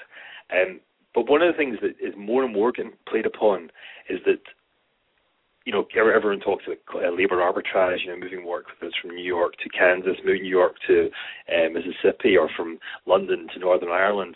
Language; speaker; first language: English; native; English